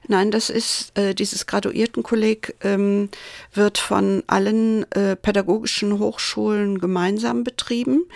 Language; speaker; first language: German; native; German